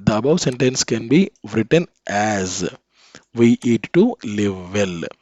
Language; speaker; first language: English; non-native, local second language; Telugu